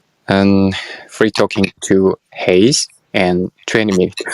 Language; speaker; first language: English; non-native, learner; Korean